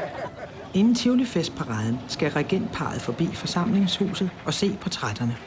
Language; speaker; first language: Danish; native; Danish